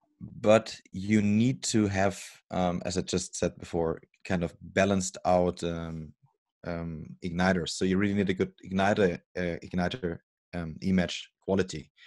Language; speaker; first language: English; non-native, fluent; German